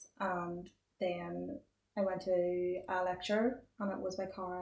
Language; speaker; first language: English; native; English